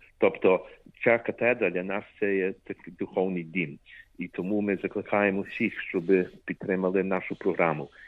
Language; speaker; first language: Ukrainian; early bilingual, heritage; Ukrainian